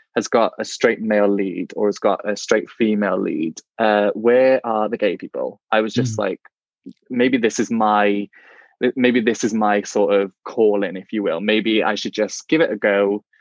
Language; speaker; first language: English; native; English